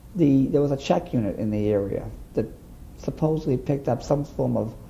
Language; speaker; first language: English; native; English